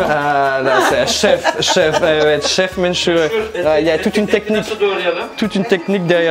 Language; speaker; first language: French; native; French